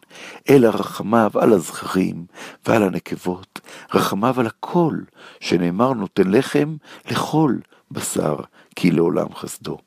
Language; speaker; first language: Hebrew; native; Hebrew